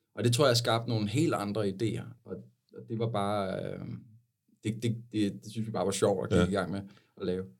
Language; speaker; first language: Danish; native; Danish